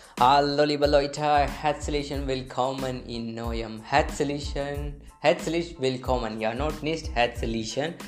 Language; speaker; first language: German; non-native, learner; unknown